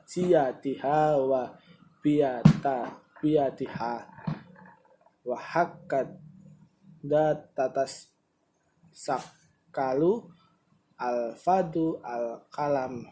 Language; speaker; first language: Arabic; non-native, learner; Indonesian